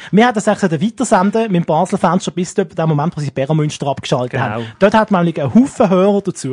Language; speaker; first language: German; native; German